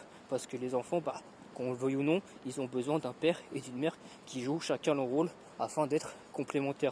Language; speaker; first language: French; native; French